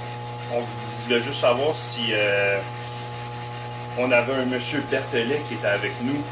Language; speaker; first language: French; native; French